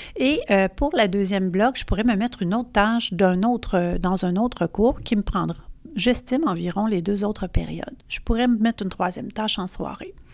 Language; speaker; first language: French; native; French